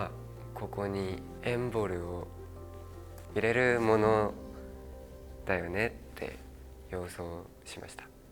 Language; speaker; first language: Japanese; non-native, learner; Korean